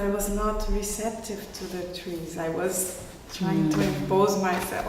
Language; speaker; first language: English; non-native, fluent; Portuguese